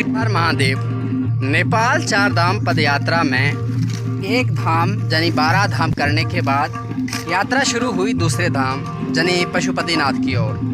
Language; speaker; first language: Hindi; native; Hindi